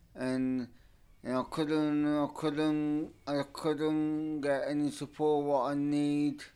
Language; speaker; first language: English; non-native, fluent; Turkish